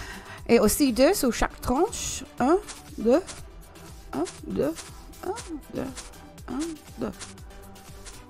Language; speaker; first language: French; non-native, learner; English